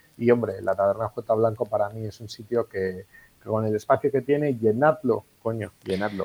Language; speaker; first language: Spanish; non-native, local second language; Catalan